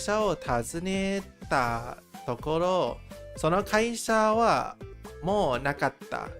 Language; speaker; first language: Japanese; non-native, learner; English